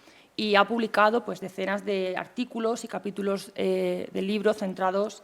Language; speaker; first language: Spanish; native; Spanish